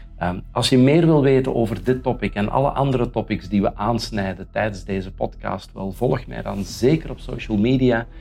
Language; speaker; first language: Dutch; native; Dutch